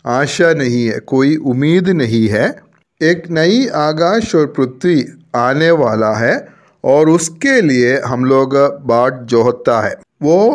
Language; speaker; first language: Hindi; non-native, local second language; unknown